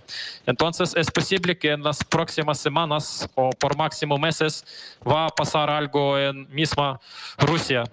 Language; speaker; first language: Spanish; non-native, fluent; Ukrainian